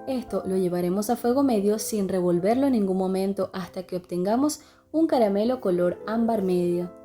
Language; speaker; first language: Spanish; native; Spanish